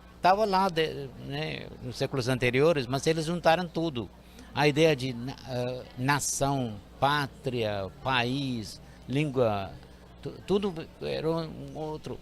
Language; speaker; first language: Portuguese; non-native, fluent; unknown